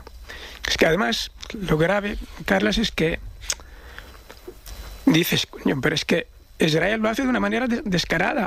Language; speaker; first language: Spanish; non-native, fluent; Arabic